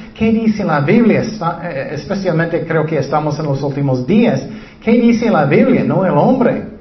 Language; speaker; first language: Spanish; non-native, learner; English